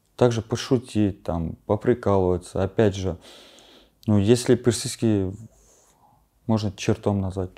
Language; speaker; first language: Russian; non-native, fluent; Armenian